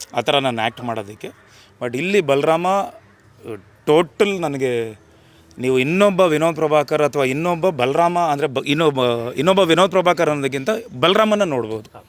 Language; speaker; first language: Kannada; native; Kannada